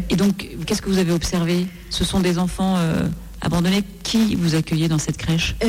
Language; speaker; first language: French; native; French